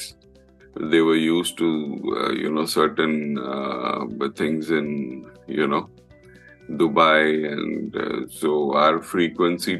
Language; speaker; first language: English; non-native, local second language; Malayalam